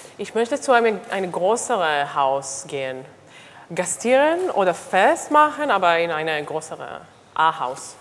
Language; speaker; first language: German; non-native, learner; Hebrew